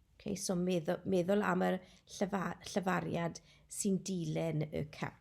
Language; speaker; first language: Welsh; non-native, local second language; English